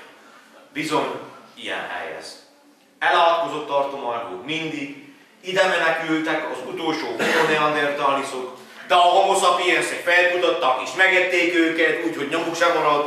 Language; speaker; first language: Hungarian; native; Hungarian